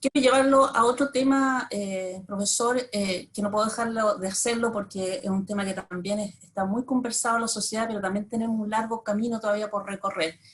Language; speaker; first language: Spanish; native; Spanish